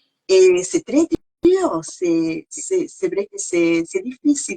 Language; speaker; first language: French; non-native, learner; Spanish